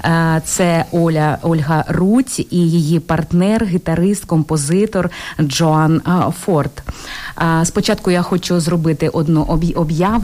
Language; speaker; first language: Ukrainian; native; Ukrainian